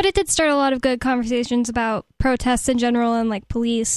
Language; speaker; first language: English; native; English